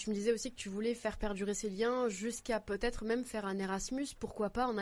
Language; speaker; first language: French; native; French